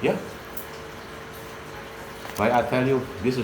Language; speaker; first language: English; non-native, learner; Javanese